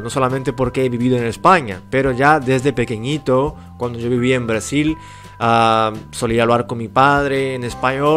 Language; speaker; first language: Spanish; early bilingual, heritage; Spanish